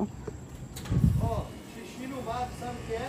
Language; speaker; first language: Portuguese; native; Portuguese